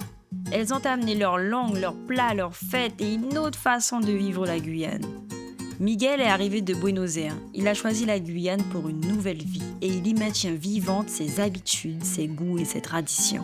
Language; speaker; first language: French; native; French